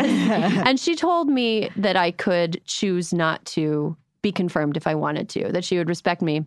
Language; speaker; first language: English; native; English